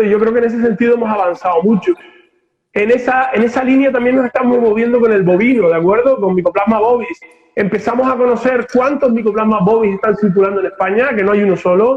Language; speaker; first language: Spanish; native; Spanish